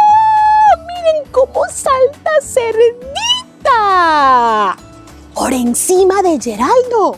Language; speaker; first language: Spanish; native; Spanish